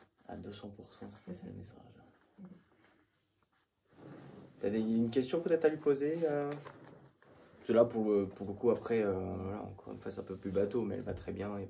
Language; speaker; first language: French; native; French